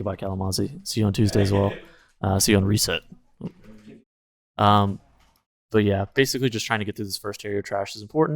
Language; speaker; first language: English; native; English